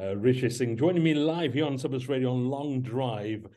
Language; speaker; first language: English; native; English